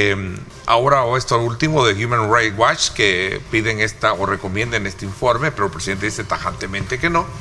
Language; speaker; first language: Spanish; native; Spanish